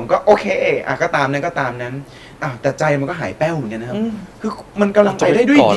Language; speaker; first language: Thai; native; Thai